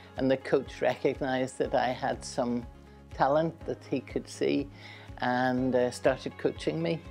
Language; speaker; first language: English; native; English